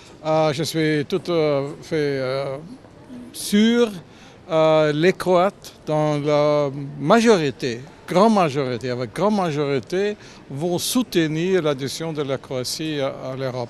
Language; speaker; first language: French; non-native, fluent; German